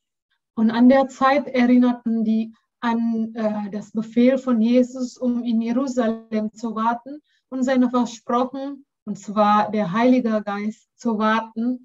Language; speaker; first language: German; non-native, learner; Indonesian